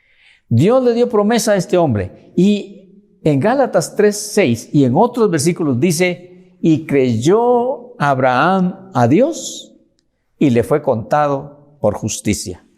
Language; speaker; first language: Spanish; native; Spanish